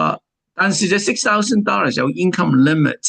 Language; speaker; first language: Chinese; native; Chinese